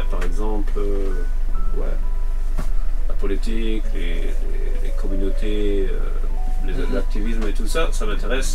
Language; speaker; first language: French; non-native, fluent; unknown